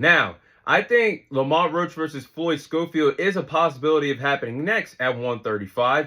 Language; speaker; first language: English; native; English